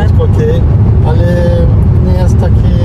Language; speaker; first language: Polish; non-native, learner; Portuguese